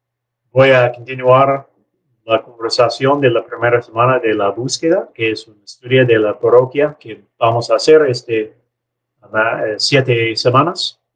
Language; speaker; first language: Spanish; non-native, learner; English